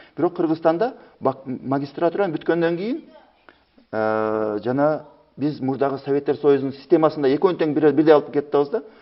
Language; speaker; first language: Kyrgyz; native; Kyrgyz